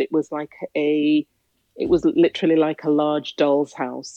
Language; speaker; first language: English; native; English